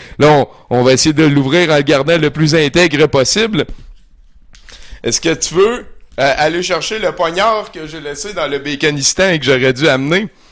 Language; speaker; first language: French; native; French